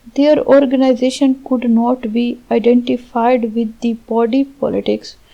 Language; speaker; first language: English; non-native, local second language; Urdu